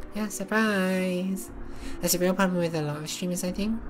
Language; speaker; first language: English; native; English